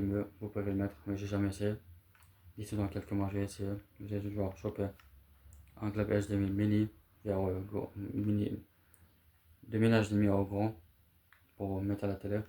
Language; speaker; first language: French; native; French